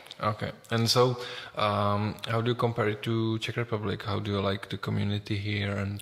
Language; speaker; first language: English; non-native, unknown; Czech